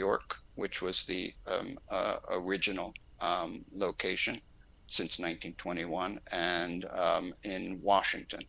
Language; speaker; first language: English; native; English